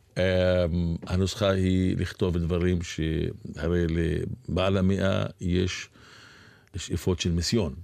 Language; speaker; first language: Hebrew; non-native, local second language; Arabic